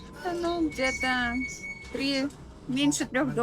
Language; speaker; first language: Russian; native; Russian